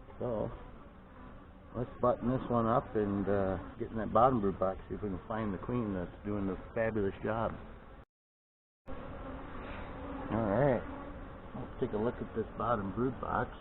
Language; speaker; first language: English; native; English